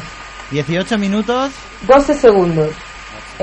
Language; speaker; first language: Spanish; native; Spanish